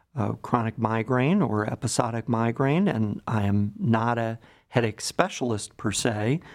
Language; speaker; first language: English; native; English